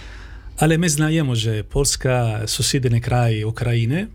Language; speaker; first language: Ukrainian; non-native, learner; Italian